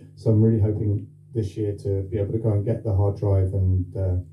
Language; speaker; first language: English; native; English